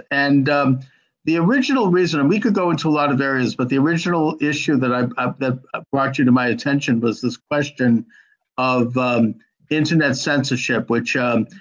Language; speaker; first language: English; native; English